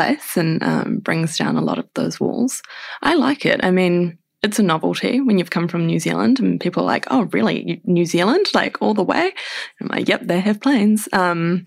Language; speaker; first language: English; native; English